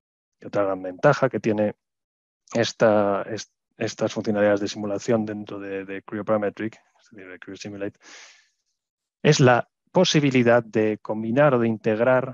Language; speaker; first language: Spanish; native; Spanish